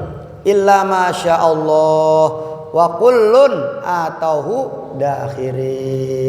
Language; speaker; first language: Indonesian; native; Indonesian